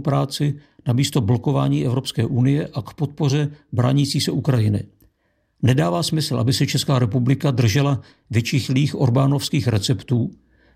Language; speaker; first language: Czech; non-native, fluent; Serbian